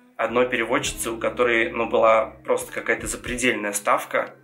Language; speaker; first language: Russian; non-native, local second language; Georgian